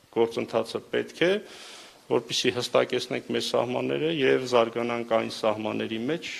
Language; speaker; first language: Armenian; native; Armenian